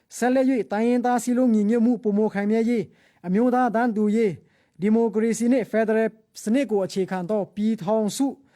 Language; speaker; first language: Burmese; non-native, local second language; Pa'o Karen